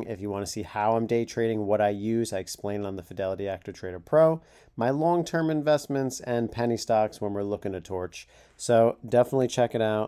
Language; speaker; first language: English; native; English